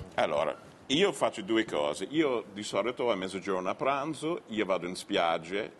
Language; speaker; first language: Italian; non-native, learner; English